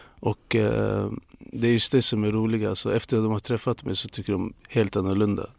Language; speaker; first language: Swedish; non-native, fluent; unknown